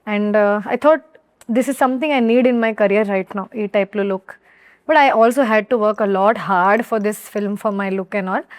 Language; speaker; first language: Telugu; non-native, learner; Hindi